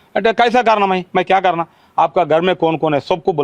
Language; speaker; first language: Hindi; non-native, local second language; Telugu